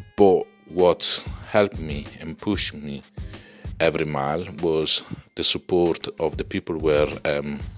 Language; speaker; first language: English; non-native, fluent; Italian